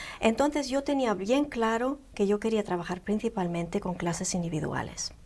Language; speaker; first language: Spanish; non-native, fluent; Greek